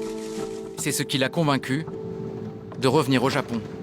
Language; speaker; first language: French; native; French